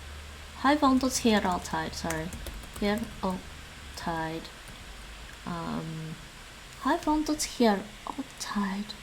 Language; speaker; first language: Dutch; non-native, learner; English